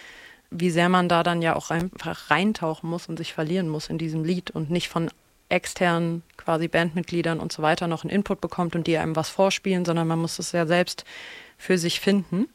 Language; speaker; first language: German; native; German